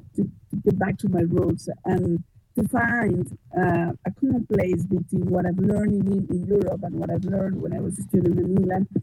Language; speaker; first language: English; non-native, fluent; Spanish